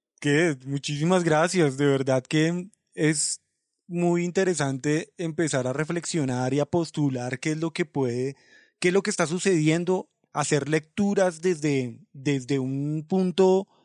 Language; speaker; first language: Spanish; native; Spanish